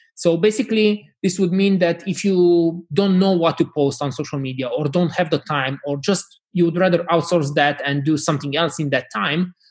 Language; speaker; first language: English; non-native, fluent; Romanian